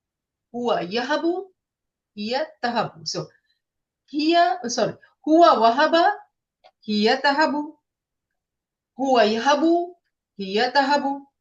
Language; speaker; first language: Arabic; non-native, fluent; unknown